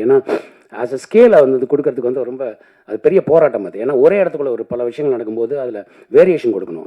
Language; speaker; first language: Tamil; native; Tamil